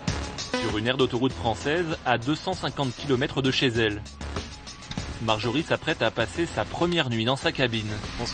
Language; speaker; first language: French; native; French